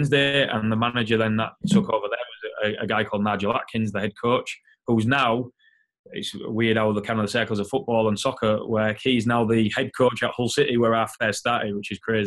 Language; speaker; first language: English; native; English